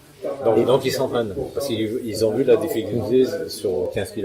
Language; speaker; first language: French; native; French